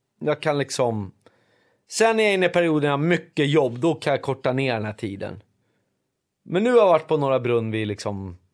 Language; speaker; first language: Swedish; native; Swedish